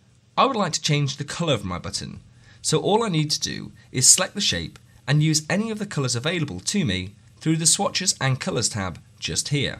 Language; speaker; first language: English; native; English